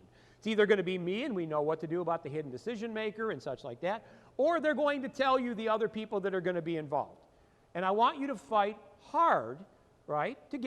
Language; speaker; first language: English; native; English